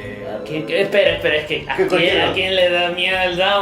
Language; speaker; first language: Spanish; native; Spanish